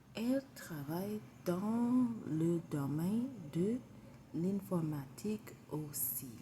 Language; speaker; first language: French; non-native, learner; English